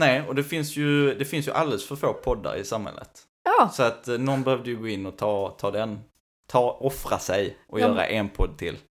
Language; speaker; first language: Swedish; native; Swedish